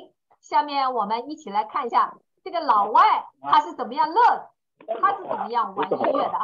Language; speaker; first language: Chinese; native; Chinese